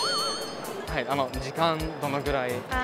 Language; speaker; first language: Japanese; non-native, fluent; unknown